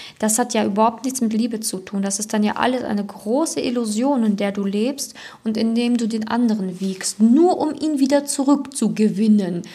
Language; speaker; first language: German; native; German